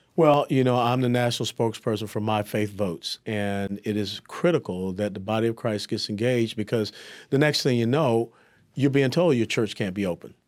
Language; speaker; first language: English; native; English